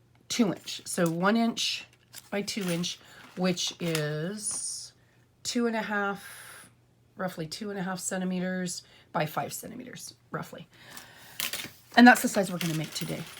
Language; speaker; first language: English; native; English